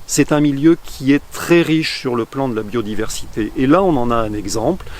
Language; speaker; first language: French; native; French